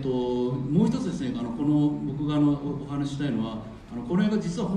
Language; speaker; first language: Japanese; non-native, fluent; Chinese